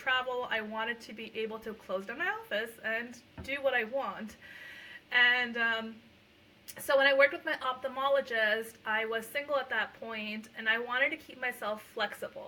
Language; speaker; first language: English; early bilingual, other home language; Punjabi